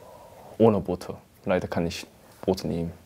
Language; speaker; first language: German; non-native, learner; Korean